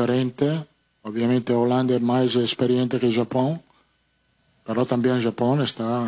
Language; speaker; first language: Portuguese; non-native, fluent; Italian